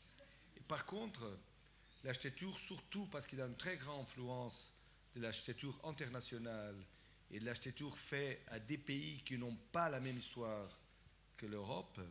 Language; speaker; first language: French; non-native, fluent; Portuguese